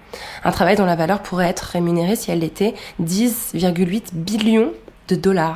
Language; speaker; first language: French; native; French